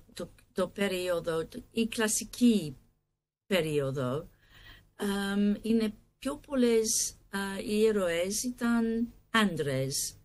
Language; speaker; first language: Greek; non-native, learner; English